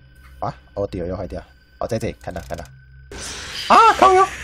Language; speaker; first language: Chinese; native; Chinese